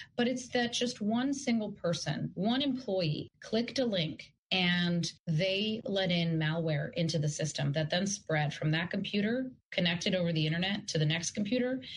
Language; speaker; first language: English; non-native, fluent; Russian